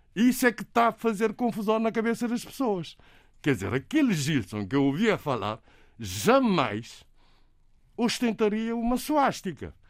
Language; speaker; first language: Portuguese; non-native, local second language; Kabuverdianu